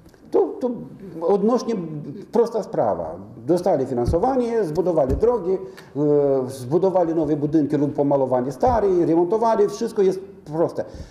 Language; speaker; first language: Polish; non-native, fluent; Romanian